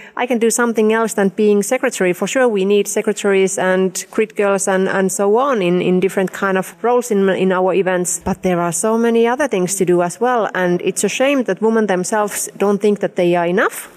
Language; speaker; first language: English; non-native, fluent; Finnish